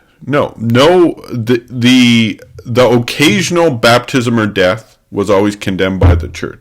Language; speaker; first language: English; native; English